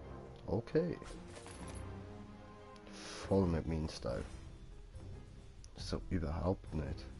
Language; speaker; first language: German; native; German